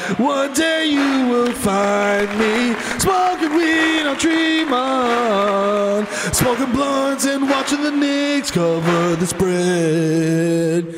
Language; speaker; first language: English; early bilingual, other home language; Spanish